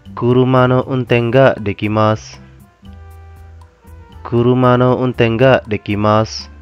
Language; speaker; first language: Japanese; non-native, fluent; Indonesian